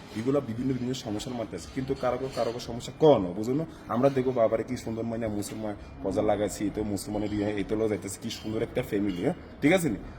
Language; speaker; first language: Bangla; non-native, learner; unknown